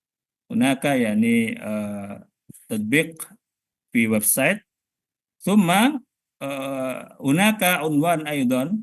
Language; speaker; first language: Arabic; non-native, fluent; Indonesian